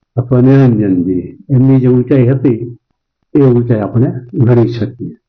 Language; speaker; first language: Gujarati; non-native, local second language; Kachhi